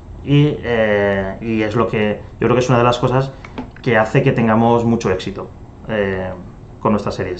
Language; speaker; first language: Spanish; native; Spanish